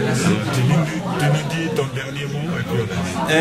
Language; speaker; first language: French; native; French